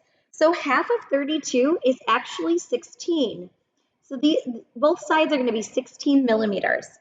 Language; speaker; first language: English; native; English